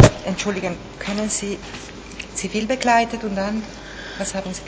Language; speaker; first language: German; non-native, fluent; Italian